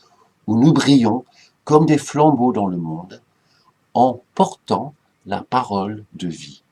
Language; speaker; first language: French; native; French